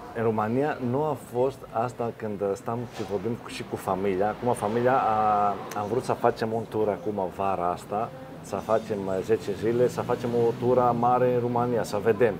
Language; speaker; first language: Romanian; non-native, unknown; Greek